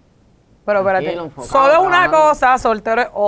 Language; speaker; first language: Spanish; native; Spanish